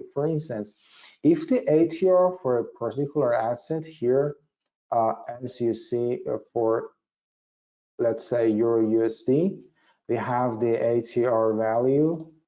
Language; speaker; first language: English; non-native, fluent; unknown